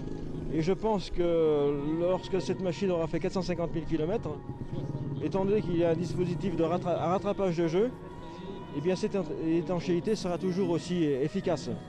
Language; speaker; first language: French; native; French